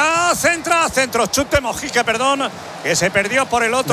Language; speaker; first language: Spanish; native; Spanish